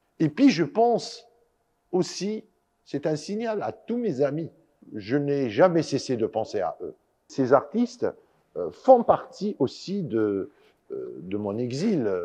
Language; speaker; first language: French; non-native, local second language; Arabic